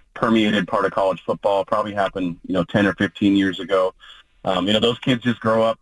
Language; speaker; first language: English; native; English